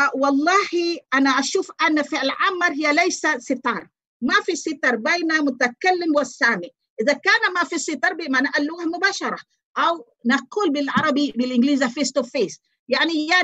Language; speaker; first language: Arabic; non-native, fluent; Malay